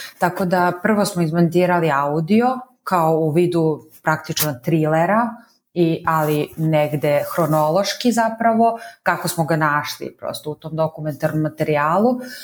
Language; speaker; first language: Serbian; native; Serbian